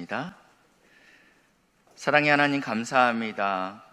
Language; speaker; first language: Korean; native; Korean